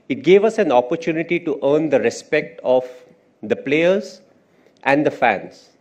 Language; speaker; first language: English; non-native, local second language; Hindi